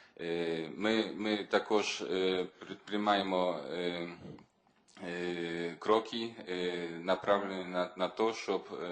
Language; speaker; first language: Ukrainian; non-native, learner; Polish